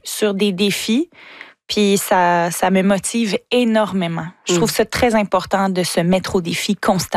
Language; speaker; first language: French; native; French